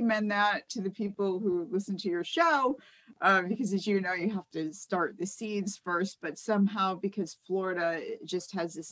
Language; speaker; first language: English; native; English